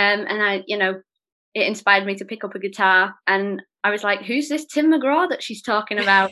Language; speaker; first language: English; native; English